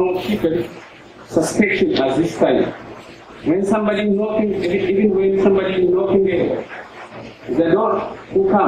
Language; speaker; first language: English; non-native, learner; Oromo